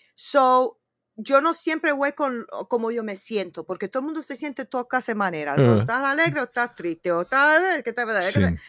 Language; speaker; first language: Spanish; early bilingual, heritage; Spanish